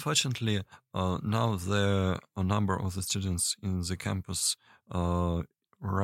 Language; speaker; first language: English; non-native, learner; Russian